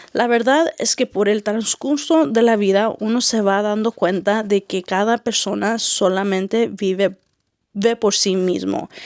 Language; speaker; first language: Spanish; early bilingual, heritage; Spanish